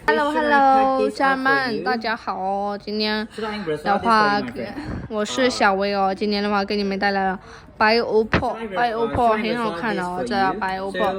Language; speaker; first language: Chinese; non-native, fluent; Burmese